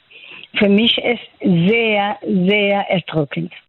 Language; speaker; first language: German; non-native, fluent; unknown